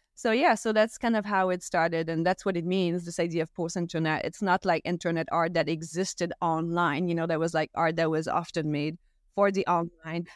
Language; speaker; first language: English; non-native, fluent; French